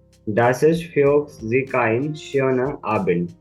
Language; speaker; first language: German; non-native, learner; Hindi